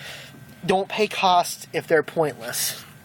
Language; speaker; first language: English; native; English